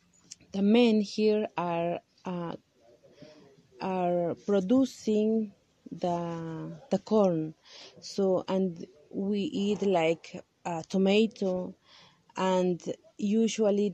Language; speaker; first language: English; non-native, learner; Kaqchikel